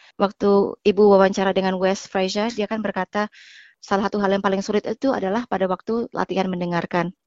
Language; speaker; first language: Indonesian; native; Indonesian